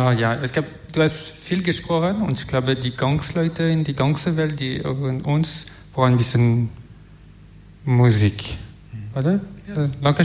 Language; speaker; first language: German; non-native, learner; French